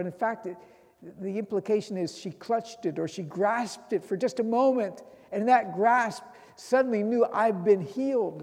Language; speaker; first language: English; native; English